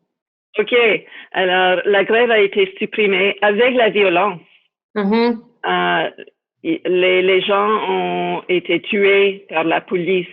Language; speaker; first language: French; non-native, fluent; English